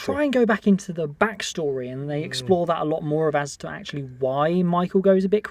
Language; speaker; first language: English; native; English